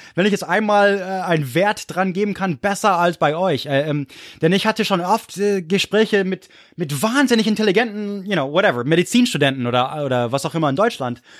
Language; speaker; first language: German; non-native, fluent; English